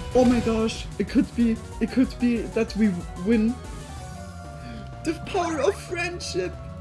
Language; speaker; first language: English; non-native, fluent; Swiss German